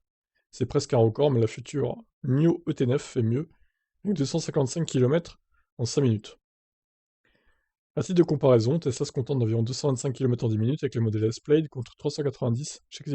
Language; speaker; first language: French; native; French